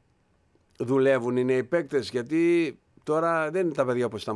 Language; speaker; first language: Greek; native; Greek